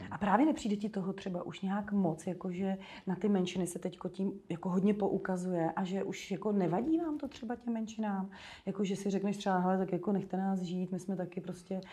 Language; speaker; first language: Czech; native; Czech